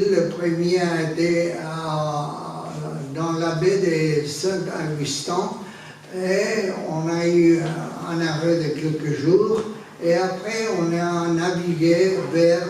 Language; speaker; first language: French; non-native, fluent; Spanish